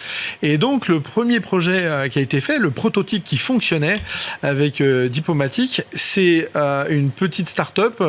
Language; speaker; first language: French; native; French